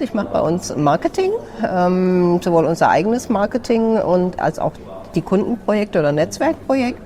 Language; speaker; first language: German; native; German